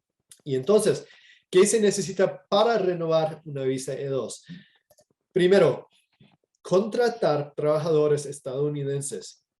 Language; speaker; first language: Spanish; non-native, fluent; English